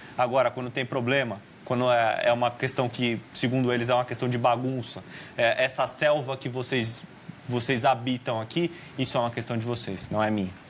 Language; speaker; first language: Portuguese; native; Portuguese